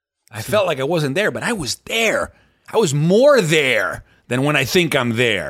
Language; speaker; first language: English; non-native, fluent; Spanish